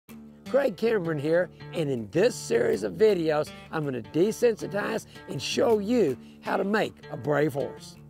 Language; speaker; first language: English; native; English